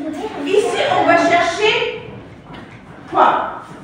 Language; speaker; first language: French; non-native, local second language; Arabic